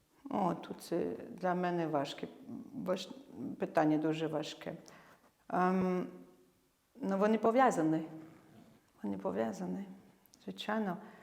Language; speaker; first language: Ukrainian; non-native, fluent; French